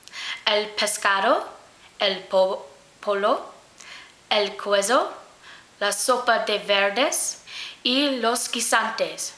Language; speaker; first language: Spanish; non-native, learner; English